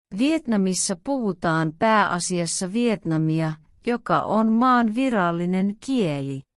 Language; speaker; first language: Finnish; non-native, learner; Vietnamese